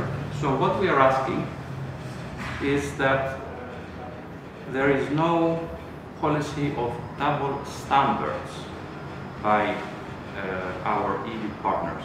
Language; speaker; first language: English; non-native, fluent; Greek